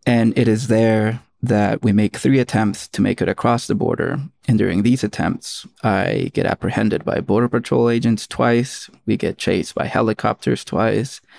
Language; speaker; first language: English; early bilingual, other home language; Spanish